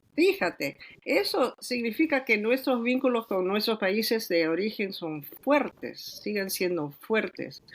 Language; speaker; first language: Spanish; native; Spanish